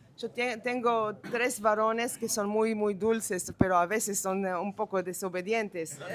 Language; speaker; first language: Spanish; non-native, fluent; Hebrew